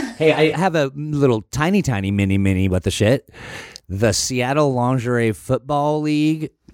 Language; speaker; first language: English; native; English